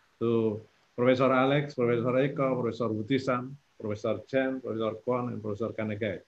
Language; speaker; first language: English; non-native, fluent; Indonesian